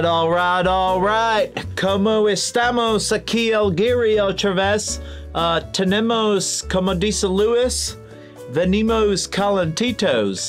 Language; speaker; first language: Spanish; non-native, learner; English